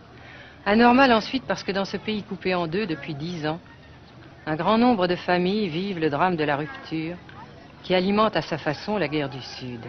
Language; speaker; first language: French; native; French